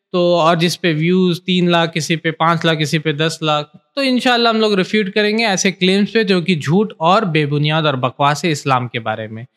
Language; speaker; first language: Hindi; native; Hindi